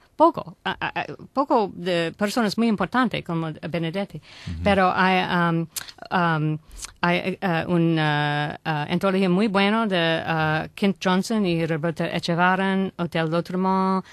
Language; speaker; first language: Spanish; non-native, learner; English